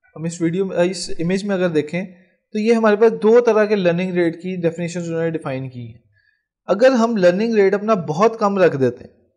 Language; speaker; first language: Urdu; non-native, local second language; Punjabi